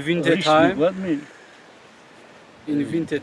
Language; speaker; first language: English; non-native, learner; Tajik